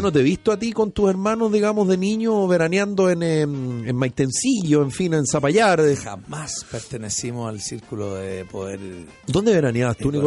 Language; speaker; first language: Spanish; native; Spanish